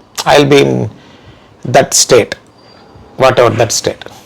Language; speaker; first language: English; non-native, local second language; Telugu